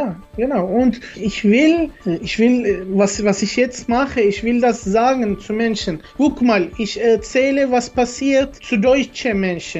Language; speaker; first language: German; non-native, learner; Arabic